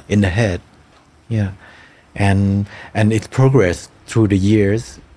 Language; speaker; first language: English; non-native, fluent; Thai